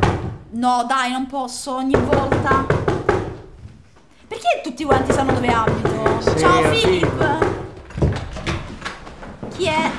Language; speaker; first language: Italian; native; Italian